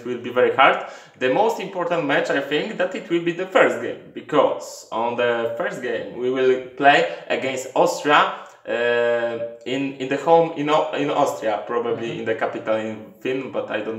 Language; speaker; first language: English; non-native, learner; Polish